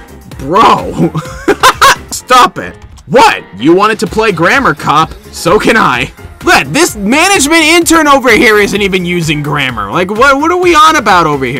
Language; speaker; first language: English; native; English